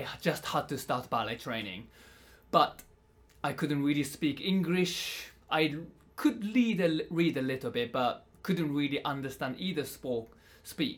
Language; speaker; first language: English; non-native, fluent; Japanese